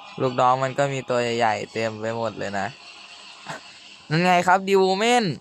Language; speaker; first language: Thai; native; Thai